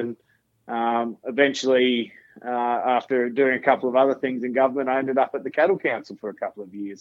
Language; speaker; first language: English; native; English